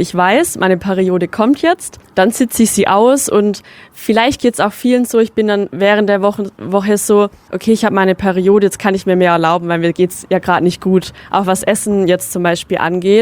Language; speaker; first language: German; native; German